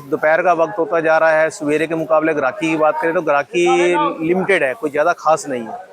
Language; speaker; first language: Hindi; native; Hindi